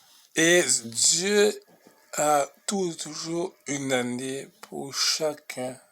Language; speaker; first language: French; non-native, local second language; Haitian Creole